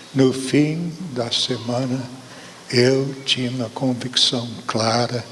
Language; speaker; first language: Portuguese; non-native, fluent; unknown